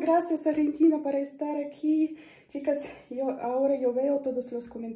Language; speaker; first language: Spanish; non-native, learner; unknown